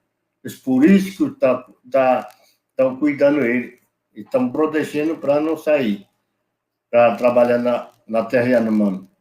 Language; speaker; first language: Portuguese; non-native, local second language; Yanomámi